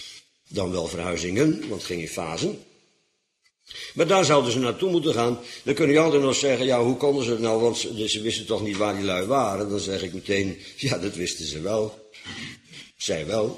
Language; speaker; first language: Dutch; native; Dutch